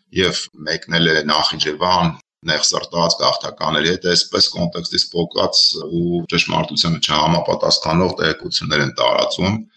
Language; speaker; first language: Armenian; native; Armenian